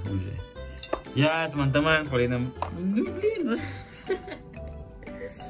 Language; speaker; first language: Russian; non-native, learner; Indonesian